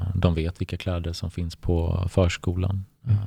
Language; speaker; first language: Swedish; early bilingual, other home language; Bosnian